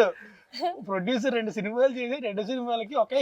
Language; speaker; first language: Telugu; native; Telugu